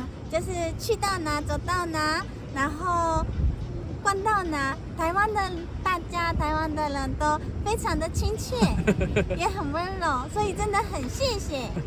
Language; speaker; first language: Chinese; early bilingual, heritage; Japanese